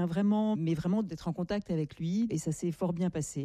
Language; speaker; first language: French; native; French